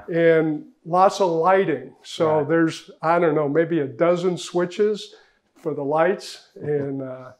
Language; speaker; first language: English; native; English